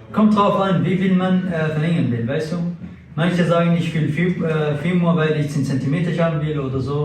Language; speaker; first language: German; non-native, fluent; Arabic